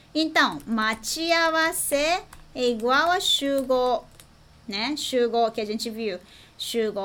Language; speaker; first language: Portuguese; non-native, fluent; Japanese